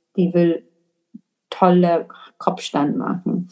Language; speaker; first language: German; non-native, fluent; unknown